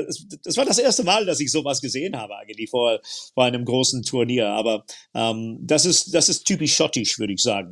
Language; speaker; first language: German; non-native, fluent; English